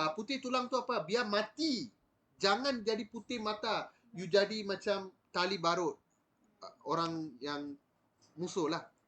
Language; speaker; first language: Malay; non-native, local second language; Tamil